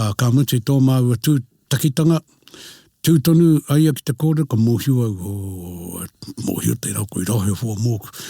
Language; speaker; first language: Māori; native; Māori